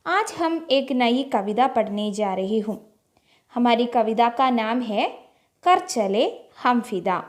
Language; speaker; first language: Hindi; non-native, local second language; Malayalam